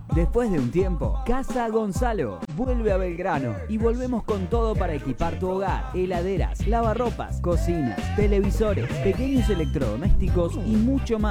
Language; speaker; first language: Spanish; native; Spanish